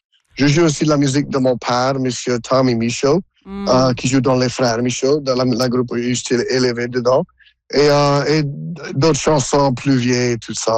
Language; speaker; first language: French; non-native, local second language; English